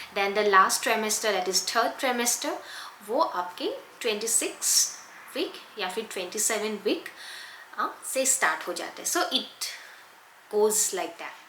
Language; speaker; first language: Hindi; non-native, local second language; Assamese